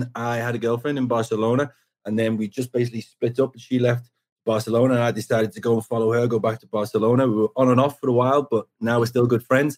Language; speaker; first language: English; native; English